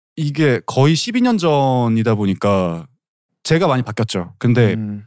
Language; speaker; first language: Korean; native; Korean